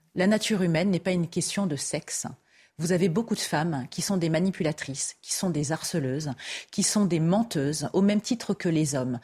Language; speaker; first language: French; native; French